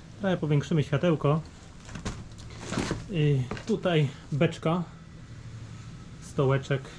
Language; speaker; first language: Polish; native; Polish